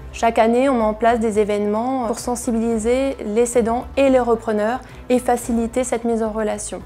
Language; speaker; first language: French; native; French